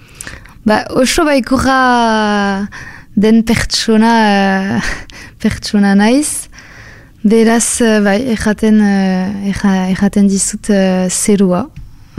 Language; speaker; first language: Basque; non-native, local second language; French